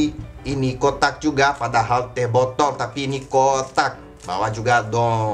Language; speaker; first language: Indonesian; non-native, fluent; Portuguese